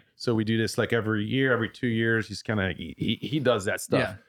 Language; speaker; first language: English; early bilingual, other home language; French